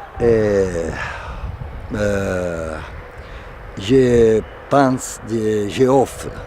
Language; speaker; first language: French; non-native, fluent; Italian